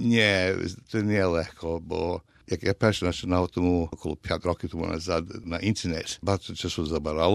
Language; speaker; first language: Ukrainian; early bilingual, heritage; Ukrainian